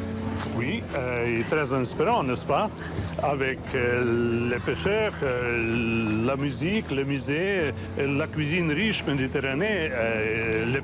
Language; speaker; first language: French; non-native, fluent; Slovenian